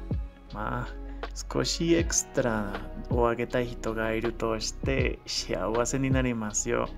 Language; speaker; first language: Japanese; non-native, learner; Spanish